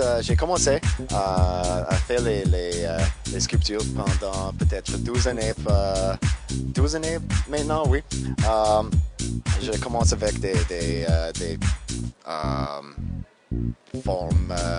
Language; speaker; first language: French; non-native, learner; English